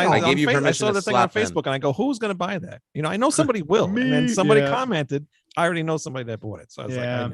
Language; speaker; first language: English; native; English